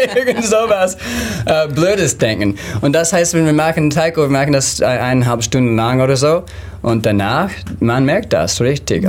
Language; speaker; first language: German; non-native, learner; English